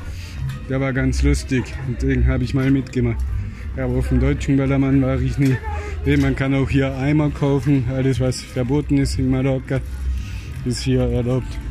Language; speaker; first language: German; native; German